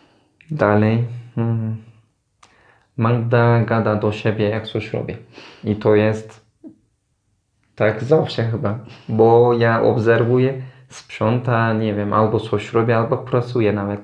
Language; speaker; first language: Polish; non-native, learner; Turkish